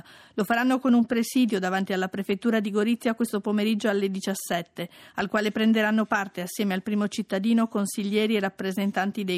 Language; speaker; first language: Italian; native; Italian